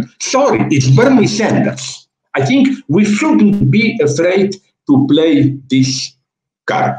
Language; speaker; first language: English; non-native, fluent; Slovenian